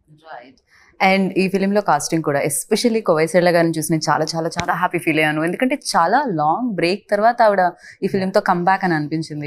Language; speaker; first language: Telugu; native; Telugu